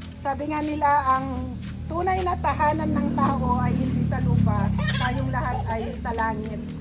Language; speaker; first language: Filipino; non-native, local second language; Iloko